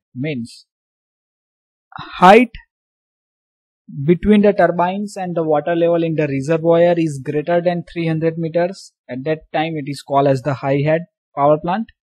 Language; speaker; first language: English; non-native, local second language; Gujarati